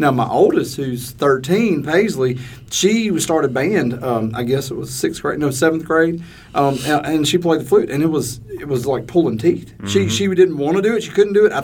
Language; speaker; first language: English; native; English